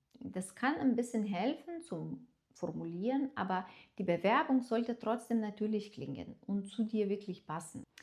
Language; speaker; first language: German; non-native, fluent; Lithuanian